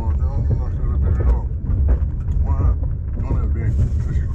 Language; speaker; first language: Russian; native; Russian